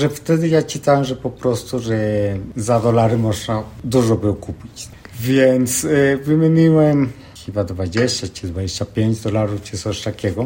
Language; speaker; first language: Polish; non-native, fluent; Spanish